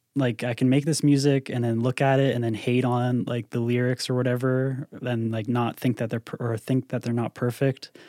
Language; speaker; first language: English; native; English